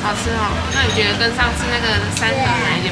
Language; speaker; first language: Chinese; native; Chinese